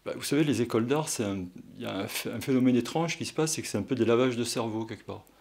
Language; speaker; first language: French; native; French